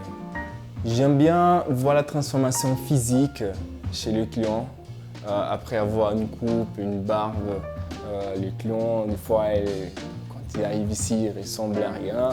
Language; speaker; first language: French; non-native, fluent; Portuguese